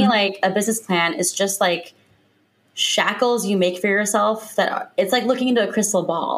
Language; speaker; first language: English; native; English